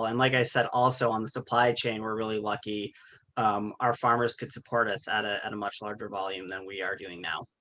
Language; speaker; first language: English; native; English